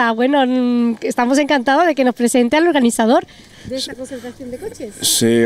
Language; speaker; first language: Spanish; native; Spanish